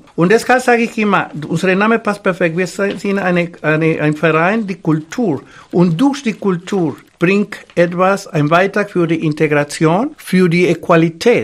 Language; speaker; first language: German; non-native, fluent; Spanish